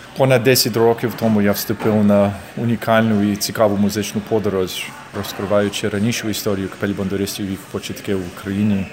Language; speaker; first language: Ukrainian; early bilingual, heritage; Ukrainian